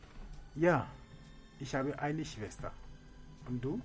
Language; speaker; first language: German; non-native, fluent; French